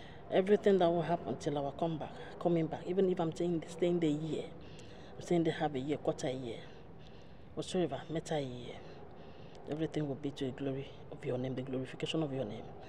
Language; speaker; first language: English; non-native, local second language; Ibibio